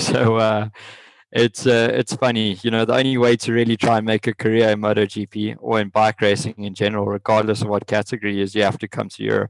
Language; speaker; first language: English; native; English